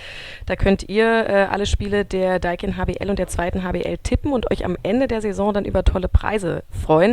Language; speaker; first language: German; native; German